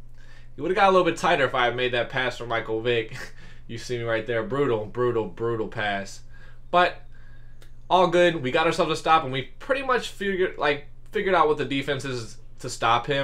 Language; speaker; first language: English; native; English